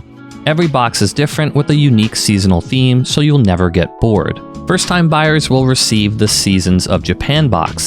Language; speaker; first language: English; native; English